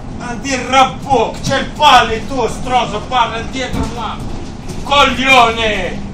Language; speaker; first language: Italian; non-native, learner; Arabic